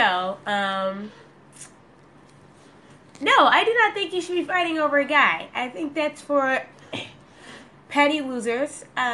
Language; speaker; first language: English; native; English